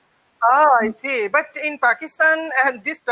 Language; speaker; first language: English; non-native, learner; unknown